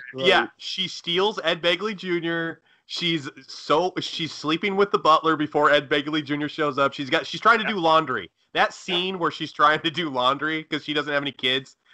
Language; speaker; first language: English; native; English